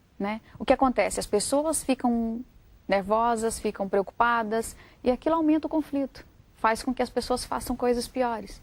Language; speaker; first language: Portuguese; native; Portuguese